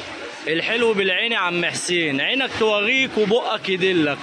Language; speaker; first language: Arabic; native; Arabic